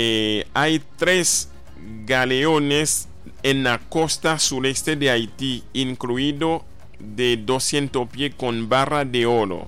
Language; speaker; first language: Spanish; non-native, fluent; Haitian Creole